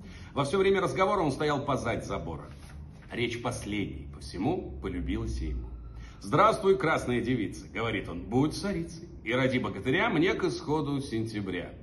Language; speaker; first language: Russian; native; Russian